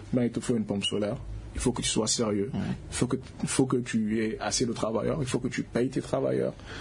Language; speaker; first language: French; non-native, local second language; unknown